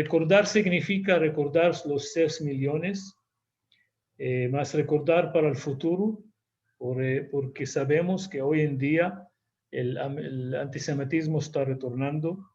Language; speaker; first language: Spanish; non-native, fluent; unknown